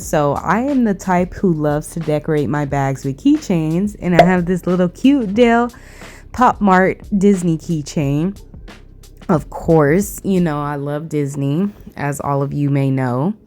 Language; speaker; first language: English; native; English